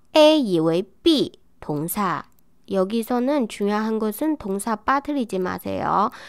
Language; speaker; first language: Korean; non-native, fluent; Chinese